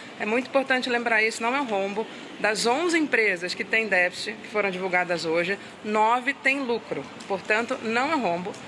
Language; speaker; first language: Portuguese; native; Portuguese